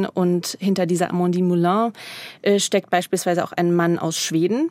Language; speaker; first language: German; native; German